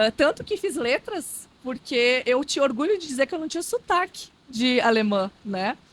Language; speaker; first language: Portuguese; non-native, local second language; Low German